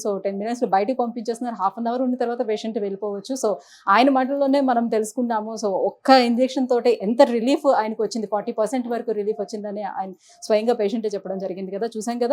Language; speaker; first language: Telugu; native; Telugu